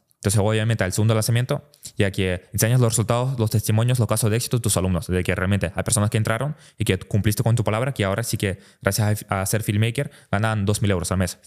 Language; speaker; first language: Spanish; early bilingual, other home language; Russian